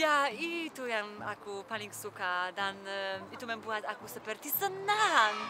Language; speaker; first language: Indonesian; non-native, learner; Polish